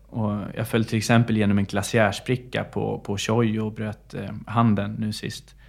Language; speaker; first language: Swedish; native; Swedish